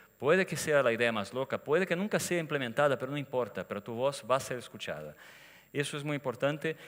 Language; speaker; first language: Spanish; non-native, fluent; Portuguese